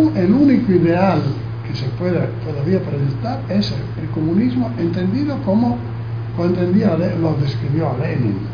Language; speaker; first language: Spanish; non-native, fluent; Italian